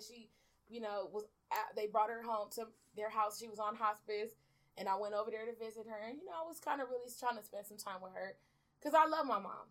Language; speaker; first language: English; early bilingual, other home language; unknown